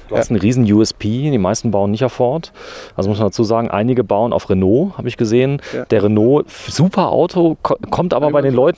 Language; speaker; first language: German; native; German